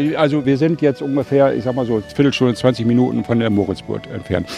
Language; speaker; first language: German; native; German